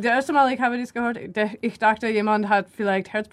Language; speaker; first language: German; non-native, learner; English